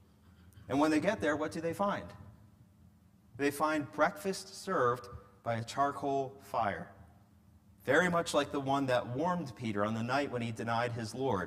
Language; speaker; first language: English; native; English